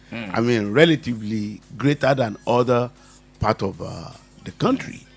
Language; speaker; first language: English; non-native, local second language; Yoruba